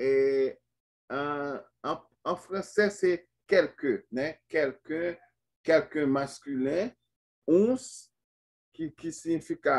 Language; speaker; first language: French; non-native, local second language; Haitian Creole